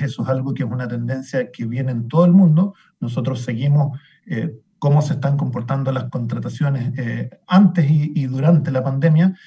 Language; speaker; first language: Spanish; native; Spanish